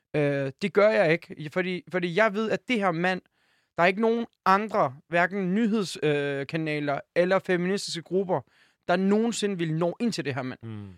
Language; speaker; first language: Danish; early bilingual, other home language; Turkish